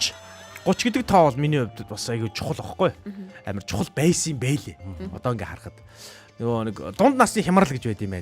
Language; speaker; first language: Mongolian; native; Mongolian